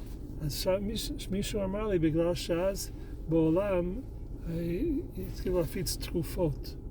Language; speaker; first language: Hebrew; non-native, fluent; English